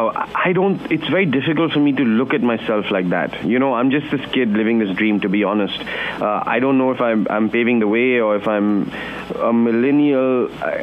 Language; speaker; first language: English; non-native, local second language; Hindi